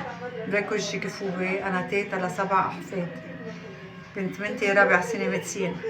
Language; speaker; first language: Arabic; native; Arabic